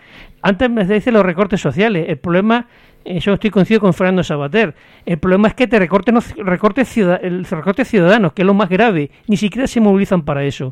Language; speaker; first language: Spanish; native; Spanish